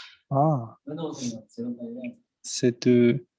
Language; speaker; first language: French; non-native, learner; Chinese